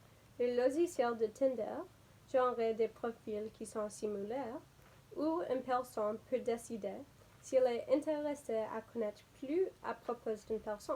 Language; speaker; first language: French; non-native, learner; English